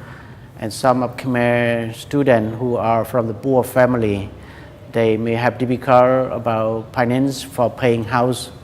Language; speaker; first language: English; non-native, learner; Khmer